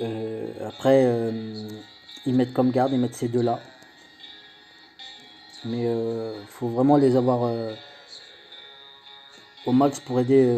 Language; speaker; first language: French; native; French